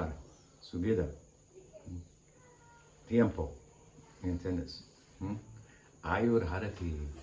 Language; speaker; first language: Spanish; non-native, learner; English